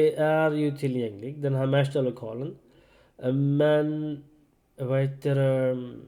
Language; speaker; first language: Swedish; non-native, learner; Urdu